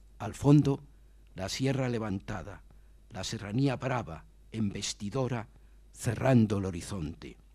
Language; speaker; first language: Spanish; native; Spanish